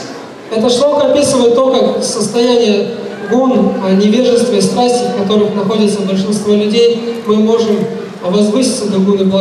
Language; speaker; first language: Russian; native; Russian